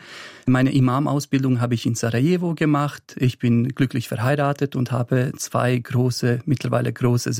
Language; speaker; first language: German; early bilingual, other home language; Bosnian